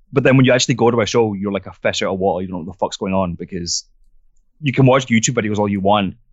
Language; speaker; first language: English; non-native, fluent; French